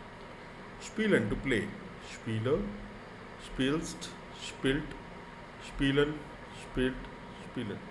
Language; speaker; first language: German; non-native, fluent; Hindi